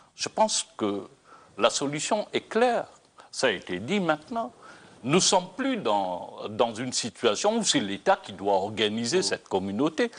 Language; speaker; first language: French; non-native, local second language; Morisyen